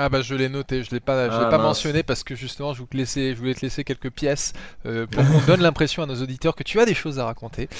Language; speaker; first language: French; native; French